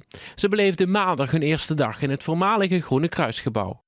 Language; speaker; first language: Dutch; native; Dutch